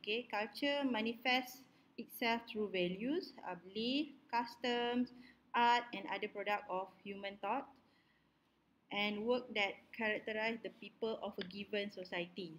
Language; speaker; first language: English; non-native, local second language; Malay